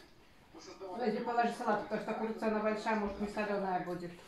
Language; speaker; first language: Russian; native; Russian